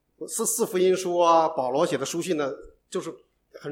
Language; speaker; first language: Chinese; native; Chinese